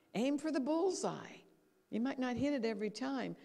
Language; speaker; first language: English; native; English